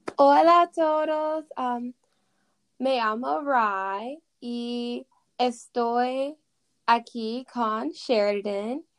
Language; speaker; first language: Spanish; non-native, learner; English